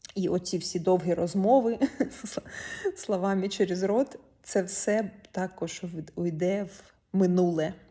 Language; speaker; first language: Ukrainian; non-native, local second language; Russian